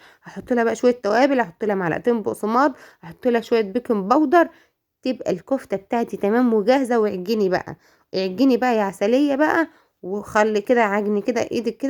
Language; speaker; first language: Arabic; native; Arabic